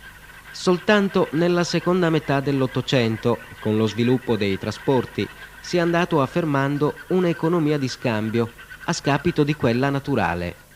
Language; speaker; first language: Italian; native; Italian